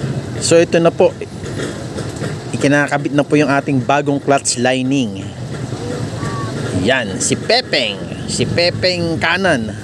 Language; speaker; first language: Filipino; native; Filipino